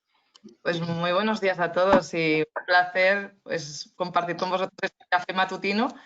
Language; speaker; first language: Spanish; native; Spanish